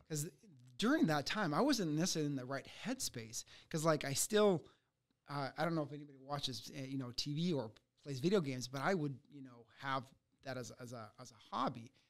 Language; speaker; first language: English; early bilingual, other home language; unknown